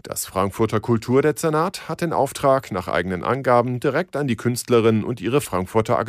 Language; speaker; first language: German; native; German